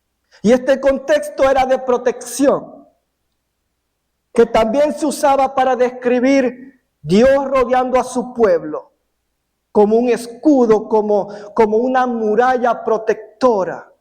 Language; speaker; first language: Spanish; native; Spanish